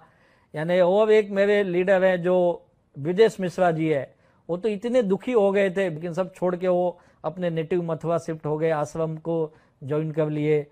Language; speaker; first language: Hindi; native; Hindi